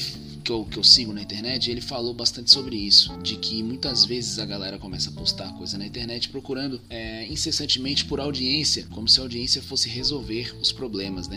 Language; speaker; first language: Portuguese; native; Portuguese